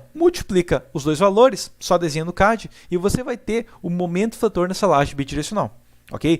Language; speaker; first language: Portuguese; native; Portuguese